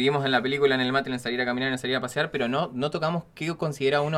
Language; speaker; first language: Spanish; native; Spanish